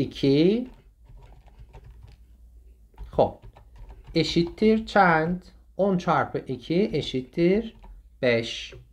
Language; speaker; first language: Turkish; non-native, fluent; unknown